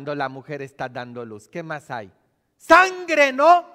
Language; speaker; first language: Spanish; non-native, fluent; Polish